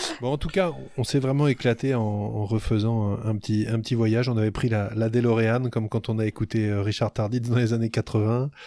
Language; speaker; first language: French; native; French